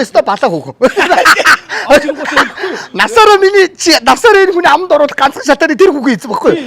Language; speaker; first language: Mongolian; native; Mongolian